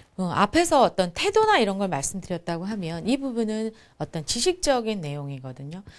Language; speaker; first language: Korean; native; Korean